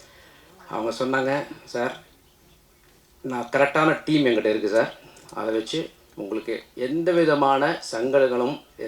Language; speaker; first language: Tamil; native; Tamil